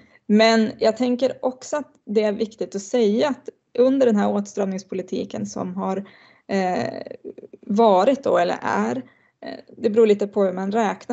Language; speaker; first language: Swedish; native; Swedish